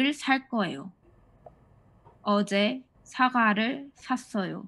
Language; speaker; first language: Korean; non-native, fluent; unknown